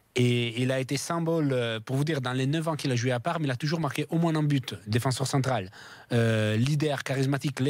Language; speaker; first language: French; non-native, fluent; Italian